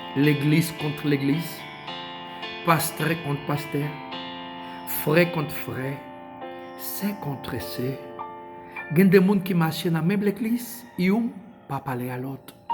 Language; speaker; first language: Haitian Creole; non-native, fluent; Spanish